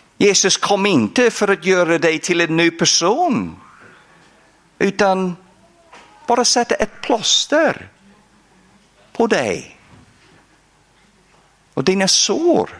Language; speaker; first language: Swedish; non-native, fluent; English